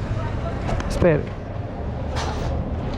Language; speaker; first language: Spanish; non-native, learner; Filipino